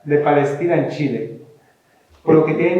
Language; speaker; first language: Spanish; non-native, fluent; Ukrainian